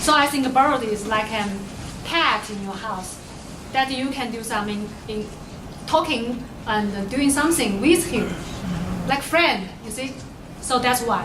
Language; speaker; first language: English; non-native, learner; Chinese